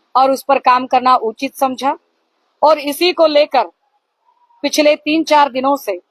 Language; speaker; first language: Hindi; non-native, local second language; Marathi